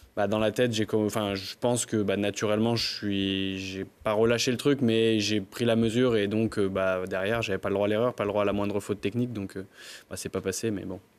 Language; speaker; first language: French; native; French